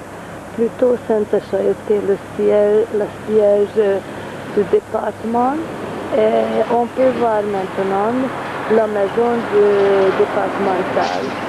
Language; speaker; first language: French; non-native, fluent; Hungarian